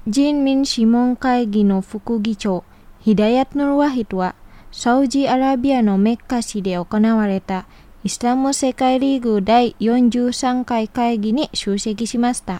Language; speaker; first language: Japanese; non-native, fluent; Indonesian